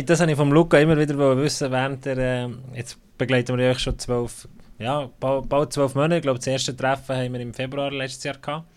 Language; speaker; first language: German; native; German